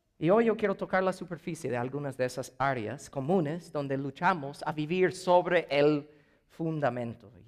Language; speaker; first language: Spanish; non-native, fluent; English